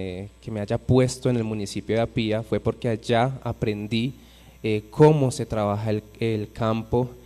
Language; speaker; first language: Spanish; native; Spanish